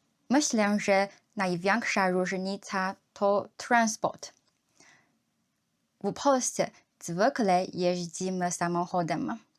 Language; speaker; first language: Polish; non-native, learner; Chinese